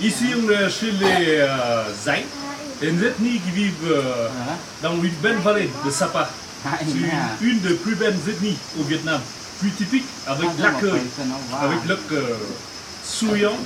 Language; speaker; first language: French; non-native, fluent; Vietnamese